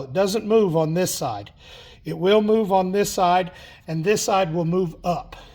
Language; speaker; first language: English; native; English